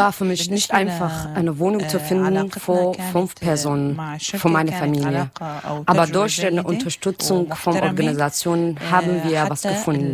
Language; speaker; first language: German; non-native, learner; Arabic